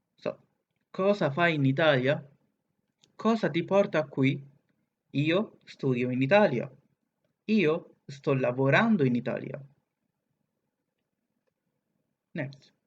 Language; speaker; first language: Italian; non-native, fluent; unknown